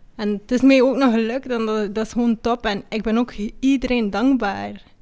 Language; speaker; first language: Dutch; early bilingual, other home language; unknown